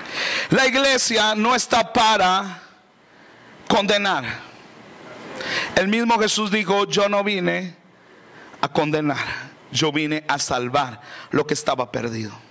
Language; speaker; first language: Spanish; native; Spanish